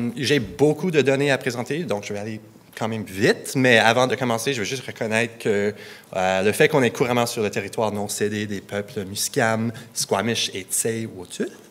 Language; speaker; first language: French; non-native, local second language; English